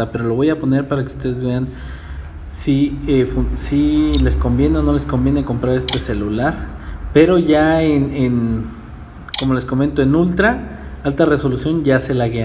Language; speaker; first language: Spanish; native; Spanish